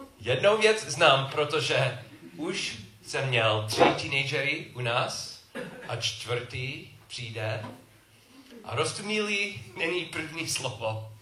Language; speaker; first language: Czech; non-native, learner; English